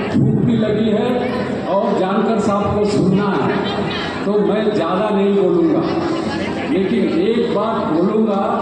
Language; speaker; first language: Hindi; non-native, local second language; Kannada